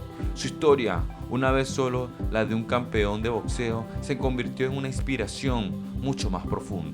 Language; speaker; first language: Spanish; native; Spanish